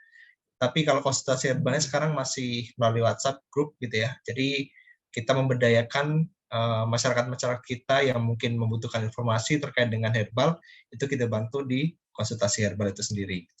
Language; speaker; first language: Indonesian; native; Indonesian